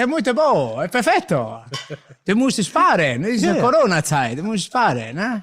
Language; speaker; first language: German; non-native, learner; Italian